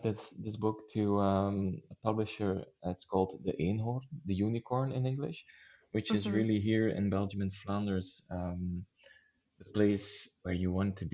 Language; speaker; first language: English; non-native, fluent; Dutch